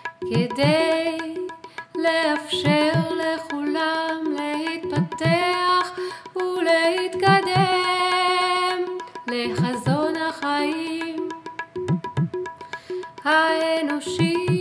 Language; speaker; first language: Hebrew; native; Hebrew